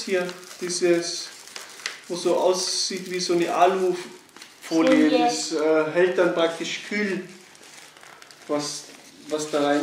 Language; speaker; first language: German; native; German